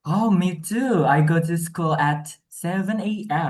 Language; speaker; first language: English; non-native, learner; Indonesian